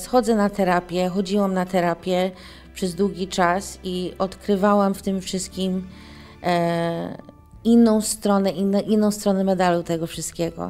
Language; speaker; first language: Polish; early bilingual, heritage; English